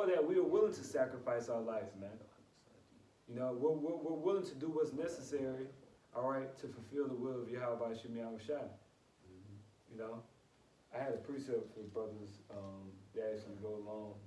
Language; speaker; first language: English; native; English